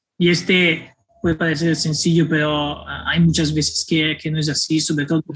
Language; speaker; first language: Spanish; non-native, fluent; Italian